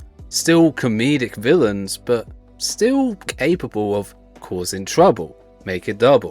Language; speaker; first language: English; native; English